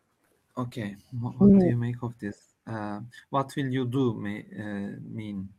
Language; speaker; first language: English; non-native, learner; Turkish